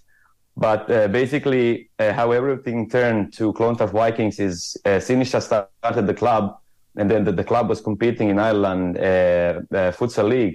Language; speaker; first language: English; non-native, fluent; Croatian